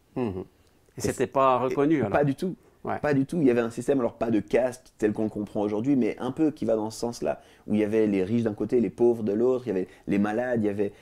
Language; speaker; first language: French; native; French